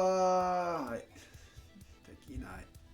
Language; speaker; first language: Japanese; non-native, learner; Spanish